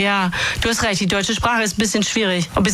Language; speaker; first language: German; native; German